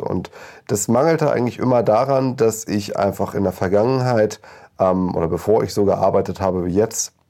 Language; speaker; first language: German; native; German